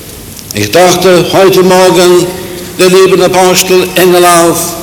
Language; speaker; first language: German; non-native, fluent; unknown